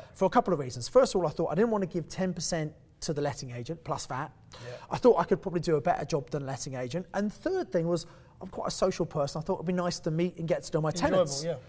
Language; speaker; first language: English; native; English